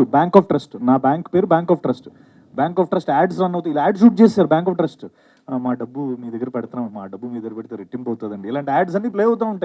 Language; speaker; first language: Telugu; native; Telugu